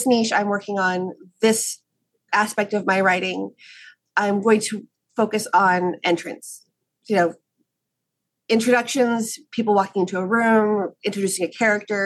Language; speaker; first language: English; native; English